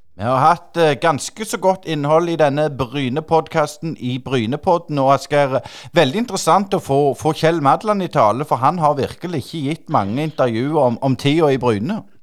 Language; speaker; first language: Norwegian; native; Norwegian